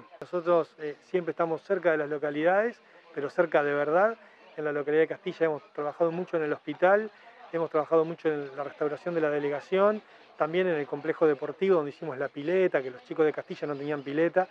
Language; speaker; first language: Spanish; native; Spanish